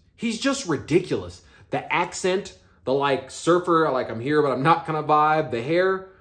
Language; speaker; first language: English; native; English